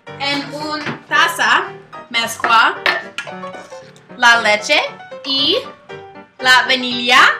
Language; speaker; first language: Spanish; non-native, learner; English